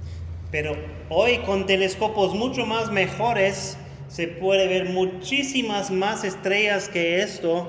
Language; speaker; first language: Spanish; non-native, fluent; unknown